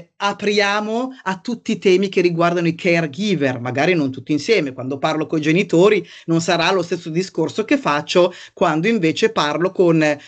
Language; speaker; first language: Italian; native; Italian